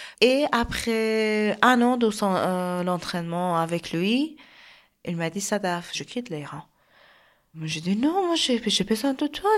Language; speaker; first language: French; non-native, learner; Persian